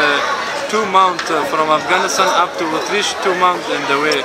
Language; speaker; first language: English; non-native, learner; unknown